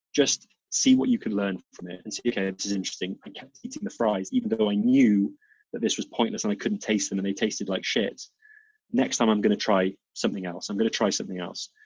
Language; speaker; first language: English; native; English